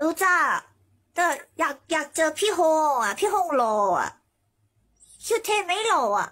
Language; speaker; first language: Thai; early bilingual, other home language; Korean